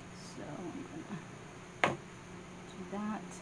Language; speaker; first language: English; native; English